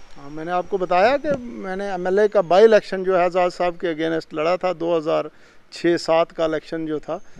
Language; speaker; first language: Hindi; native; Hindi